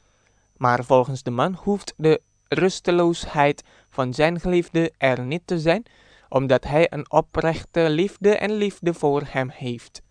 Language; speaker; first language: Dutch; non-native, fluent; Indonesian